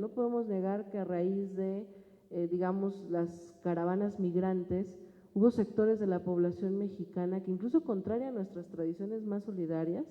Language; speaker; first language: Spanish; native; Spanish